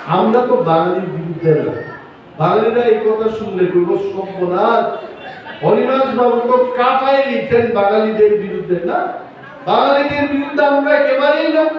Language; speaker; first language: Bangla; non-native, local second language; Kok Borok